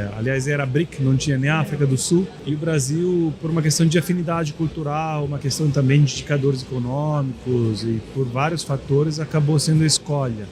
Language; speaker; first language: Portuguese; non-native, fluent; Italian